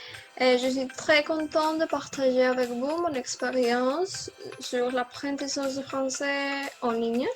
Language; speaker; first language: French; non-native, learner; Spanish